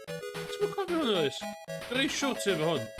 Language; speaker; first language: Dutch; non-native, learner; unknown